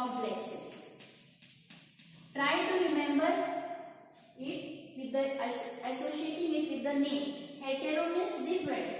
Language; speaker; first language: English; non-native, local second language; Marathi